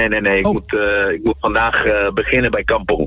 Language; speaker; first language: Dutch; non-native, fluent; Spanish